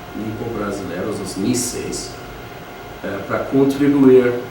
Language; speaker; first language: Portuguese; non-native, fluent; English